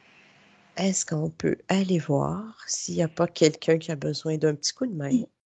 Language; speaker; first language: French; native; French